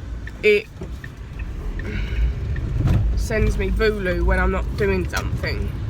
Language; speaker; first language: English; native; English